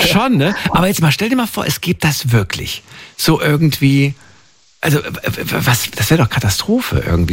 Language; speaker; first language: German; native; German